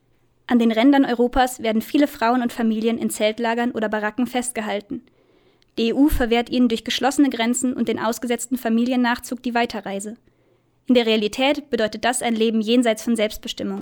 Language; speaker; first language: German; native; German